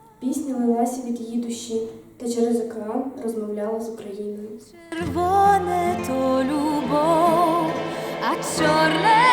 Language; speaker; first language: Ukrainian; native; Ukrainian